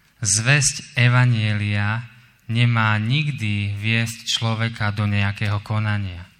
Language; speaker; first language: Slovak; native; Slovak